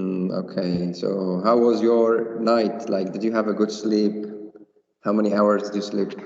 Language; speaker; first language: English; non-native, fluent; Central Kurdish